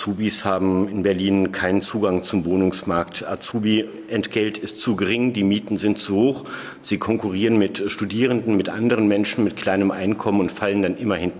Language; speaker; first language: German; native; German